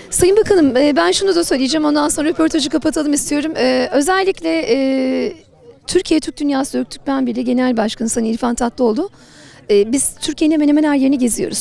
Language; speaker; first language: Turkish; native; Turkish